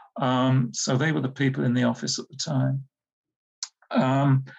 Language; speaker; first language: English; native; English